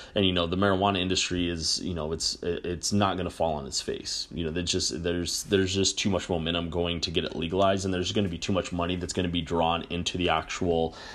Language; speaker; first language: English; native; English